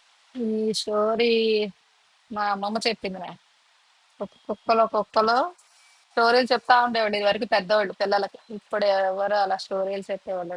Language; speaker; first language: Telugu; native; Telugu